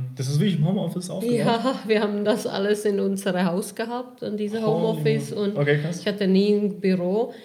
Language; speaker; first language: German; non-native, fluent; Czech